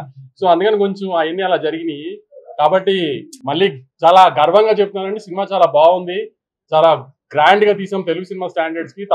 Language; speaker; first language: Telugu; native; Telugu